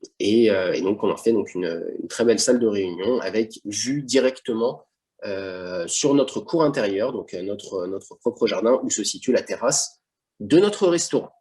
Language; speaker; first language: French; native; French